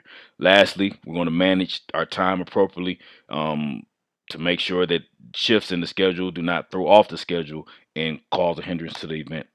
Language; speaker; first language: English; native; English